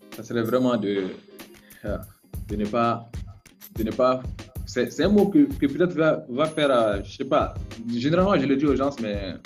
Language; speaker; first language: French; non-native, local second language; Bambara